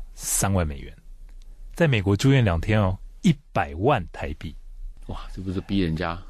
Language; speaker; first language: Chinese; native; Chinese